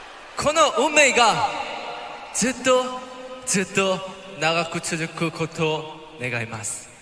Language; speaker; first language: Japanese; non-native, learner; Korean